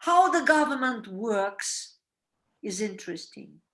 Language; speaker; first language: English; non-native, fluent; Russian